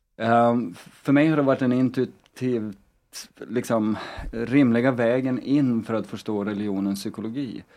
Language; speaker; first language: Swedish; native; Swedish